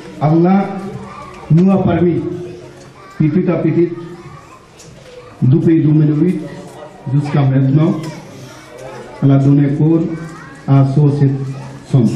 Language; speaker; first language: French; non-native, learner; Bangla